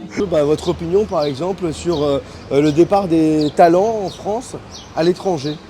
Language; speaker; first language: French; native; French